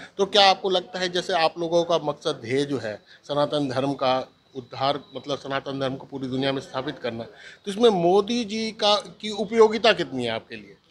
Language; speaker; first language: Hindi; native; Hindi